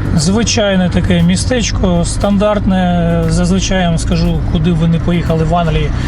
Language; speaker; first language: Ukrainian; non-native, local second language; Russian